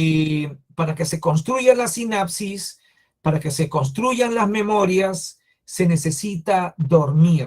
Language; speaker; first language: Spanish; native; Spanish